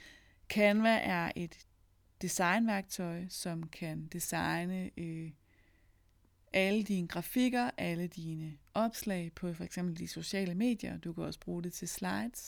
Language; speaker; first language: Danish; native; Danish